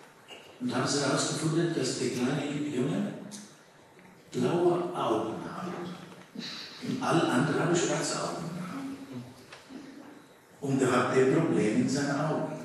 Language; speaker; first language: German; early bilingual, heritage; German